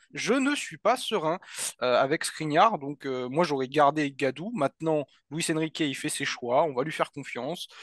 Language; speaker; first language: French; native; French